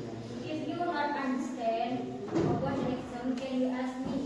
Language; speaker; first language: English; non-native, learner; Indonesian